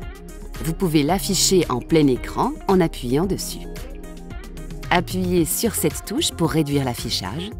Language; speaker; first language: French; native; French